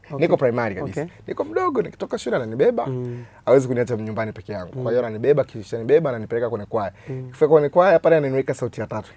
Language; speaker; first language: Swahili; native; Swahili